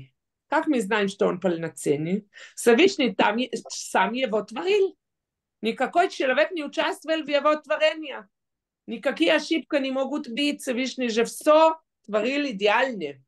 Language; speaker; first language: Russian; non-native, fluent; Hebrew